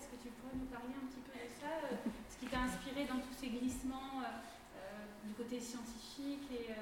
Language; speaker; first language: French; native; French